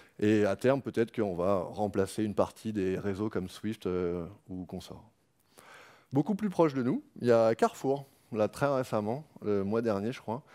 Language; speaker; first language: French; native; French